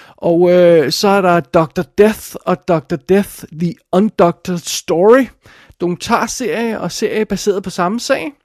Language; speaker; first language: Danish; native; Danish